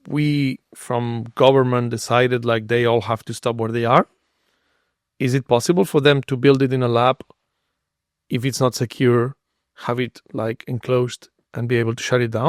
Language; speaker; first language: English; non-native, fluent; Spanish